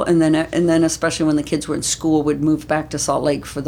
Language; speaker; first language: English; native; English